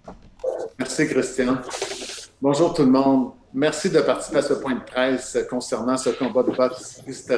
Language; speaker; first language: French; native; French